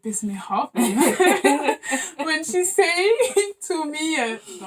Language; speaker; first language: English; non-native, learner; French